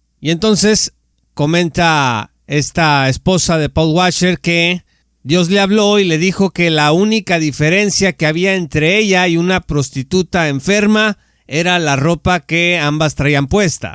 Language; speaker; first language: Spanish; native; Spanish